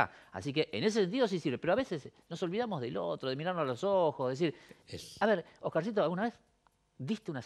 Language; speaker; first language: Spanish; native; Spanish